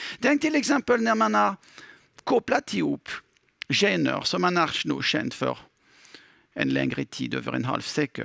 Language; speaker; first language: Swedish; non-native, fluent; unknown